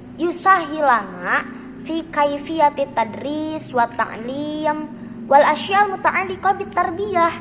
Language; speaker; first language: Arabic; non-native, learner; Indonesian